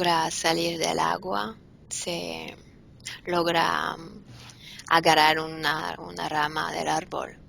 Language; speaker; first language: Spanish; non-native, fluent; French